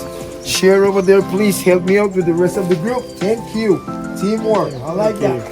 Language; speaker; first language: English; non-native, local second language; Spanish